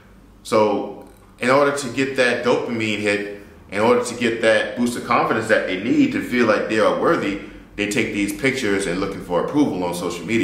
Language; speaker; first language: English; native; English